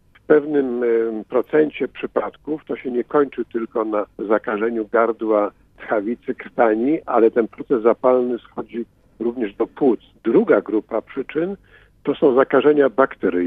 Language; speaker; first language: Polish; native; Polish